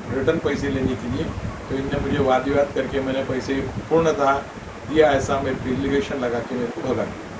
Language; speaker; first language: Hindi; non-native, local second language; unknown